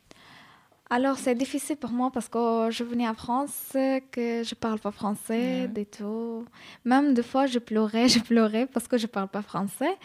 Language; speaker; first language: French; non-native, learner; Arabic